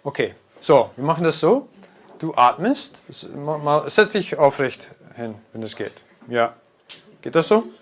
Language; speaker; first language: German; non-native, fluent; English